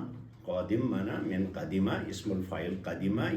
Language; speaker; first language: Arabic; non-native, fluent; Kashmiri